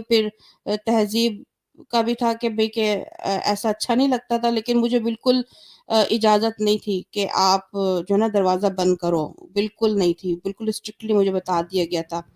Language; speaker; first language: Urdu; native; Urdu